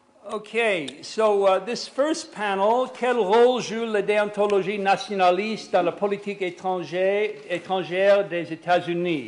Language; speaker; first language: French; non-native, fluent; English